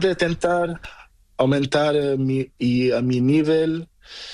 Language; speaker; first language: Spanish; non-native, learner; Portuguese